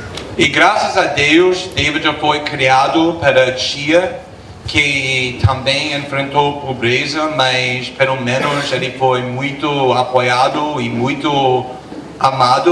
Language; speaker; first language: Portuguese; non-native, fluent; English